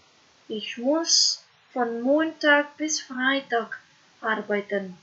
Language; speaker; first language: German; non-native, fluent; Macedonian